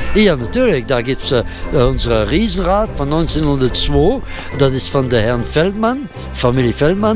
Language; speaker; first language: German; non-native, fluent; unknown